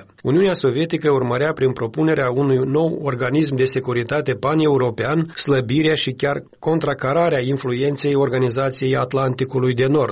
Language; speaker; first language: Romanian; native; Romanian